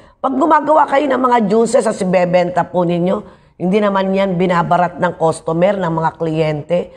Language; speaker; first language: Filipino; native; Filipino